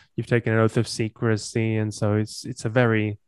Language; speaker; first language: English; native; English